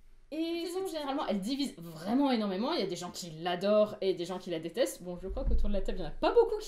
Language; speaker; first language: French; native; French